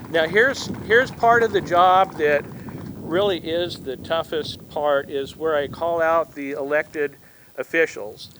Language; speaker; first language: English; native; English